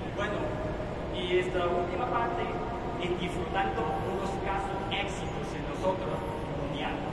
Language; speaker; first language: Spanish; non-native, fluent; Chinese